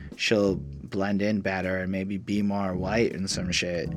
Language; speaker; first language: English; native; English